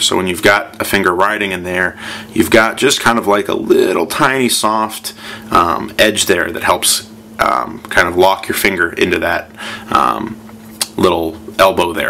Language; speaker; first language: English; native; English